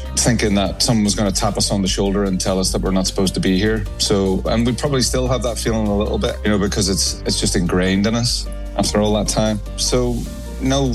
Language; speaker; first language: English; native; English